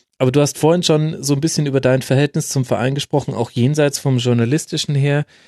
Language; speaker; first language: German; native; German